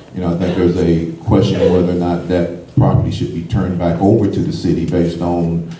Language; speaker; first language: English; native; English